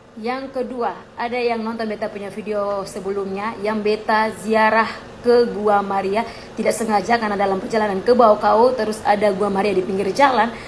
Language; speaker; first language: Indonesian; native; Indonesian